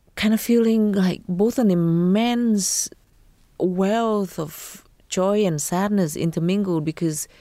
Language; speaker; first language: English; non-native, fluent; Vietnamese